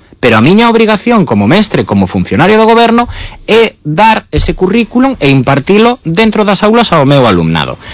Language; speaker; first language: Galician; native; Galician